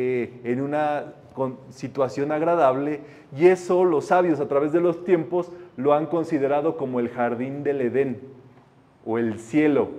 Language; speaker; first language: Spanish; native; Spanish